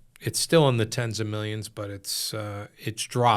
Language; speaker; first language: English; native; English